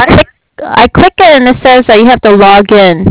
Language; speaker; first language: English; native; English